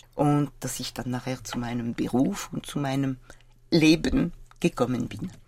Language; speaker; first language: German; non-native, fluent; French